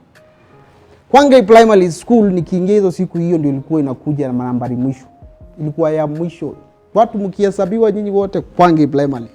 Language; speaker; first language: Swahili; native; Swahili